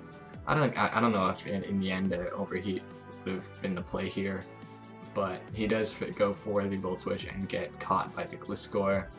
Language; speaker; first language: English; native; English